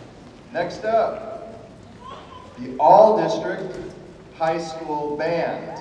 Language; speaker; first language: English; native; English